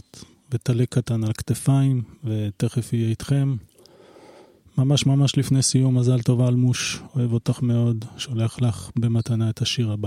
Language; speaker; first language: Hebrew; native; Hebrew